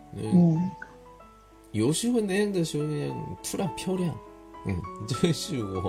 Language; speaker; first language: Chinese; non-native, learner; Korean